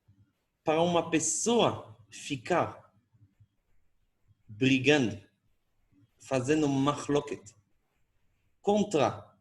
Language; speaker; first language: Portuguese; non-native, fluent; Hebrew